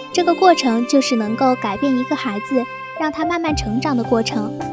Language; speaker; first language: Chinese; native; Chinese